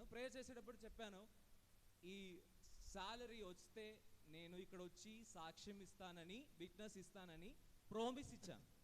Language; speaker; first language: Telugu; non-native, fluent; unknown